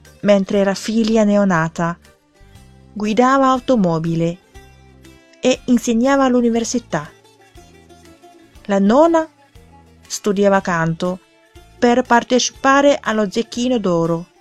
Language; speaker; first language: Italian; non-native, fluent; Chinese